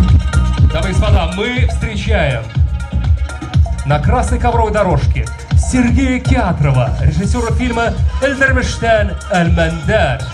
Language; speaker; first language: Russian; native; Russian